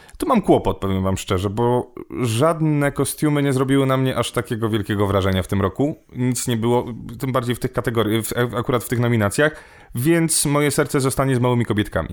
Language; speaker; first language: Polish; native; Polish